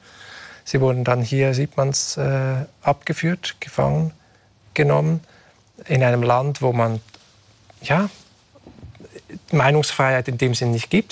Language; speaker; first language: German; native; German